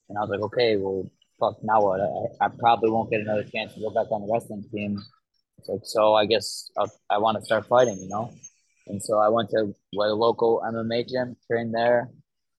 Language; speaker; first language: English; native; English